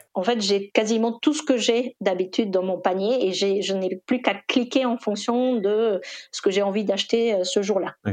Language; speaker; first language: French; non-native, fluent; Spanish